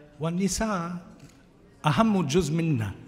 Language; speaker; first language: Arabic; non-native, fluent; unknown